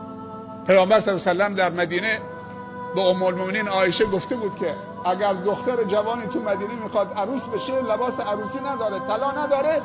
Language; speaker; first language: Persian; native; Persian